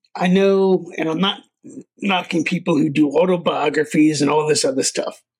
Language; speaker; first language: English; native; English